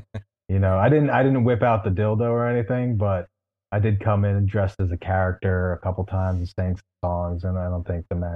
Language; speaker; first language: English; native; English